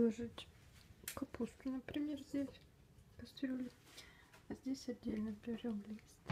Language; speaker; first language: Russian; non-native, learner; Turkish